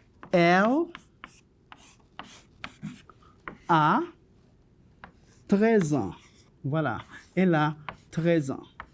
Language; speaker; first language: French; non-native, fluent; Spanish